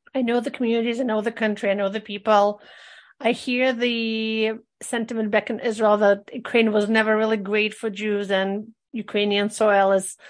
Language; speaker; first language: English; early bilingual, other home language; Russian